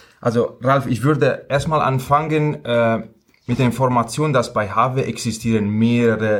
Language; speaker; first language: German; non-native, fluent; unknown